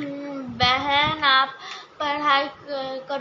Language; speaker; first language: Hindi; non-native, local second language; Bangla